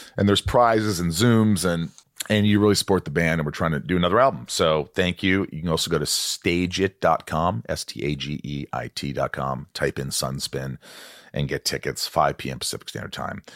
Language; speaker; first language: English; native; English